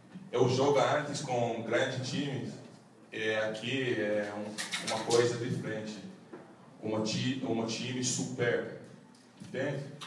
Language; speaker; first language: Portuguese; non-native, learner; English